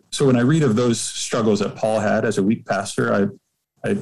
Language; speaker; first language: English; native; English